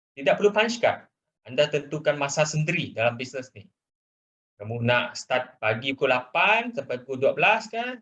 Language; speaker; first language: Malay; non-native, local second language; Chinese